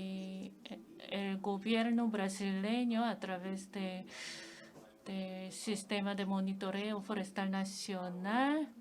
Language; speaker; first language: Spanish; non-native, fluent; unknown